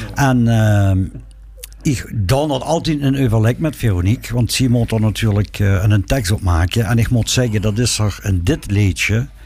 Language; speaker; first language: Dutch; non-native, local second language; Limburgish